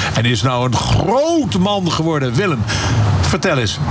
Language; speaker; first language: Dutch; native; Dutch